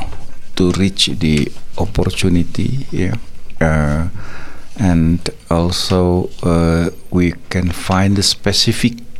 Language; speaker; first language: English; non-native, learner; Indonesian